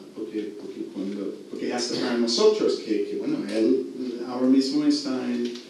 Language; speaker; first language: Spanish; non-native, fluent; English